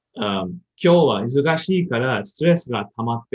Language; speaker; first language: Japanese; non-native, learner; English